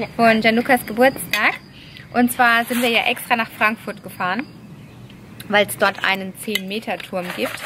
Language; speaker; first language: German; non-native, fluent; Italian